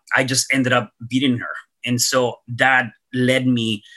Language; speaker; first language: English; early bilingual, other home language; Spanish